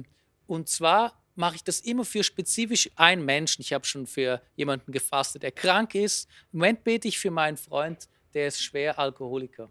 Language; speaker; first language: German; native; German